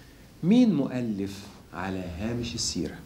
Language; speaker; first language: Arabic; native; Arabic